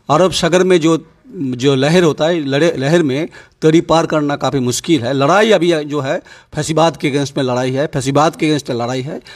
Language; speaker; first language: Hindi; non-native, local second language; Bangla